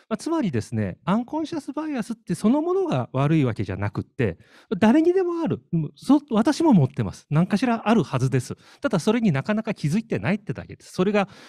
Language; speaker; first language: Japanese; native; Japanese